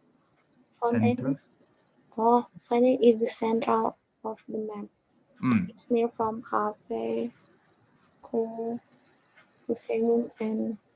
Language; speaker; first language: English; non-native, learner; Indonesian